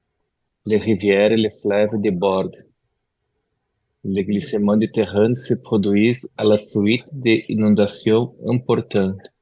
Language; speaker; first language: French; non-native, learner; Portuguese